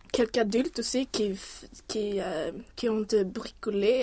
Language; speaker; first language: French; non-native, learner; Swedish